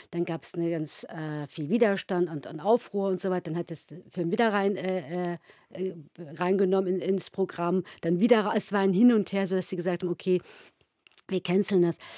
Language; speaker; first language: German; early bilingual, other home language; Turkish